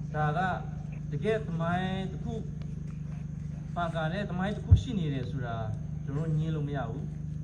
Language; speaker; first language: Burmese; non-native, local second language; Western Kayah